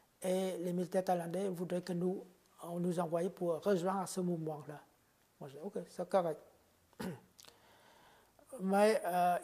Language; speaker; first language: French; non-native, fluent; Khmer